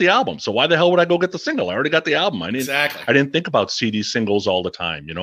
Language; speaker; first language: English; native; English